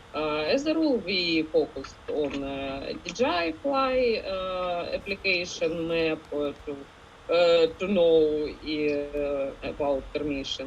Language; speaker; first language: English; non-native, fluent; Ukrainian